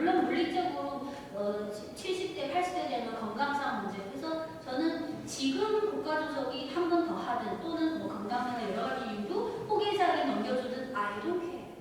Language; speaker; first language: Korean; non-native, fluent; Chinese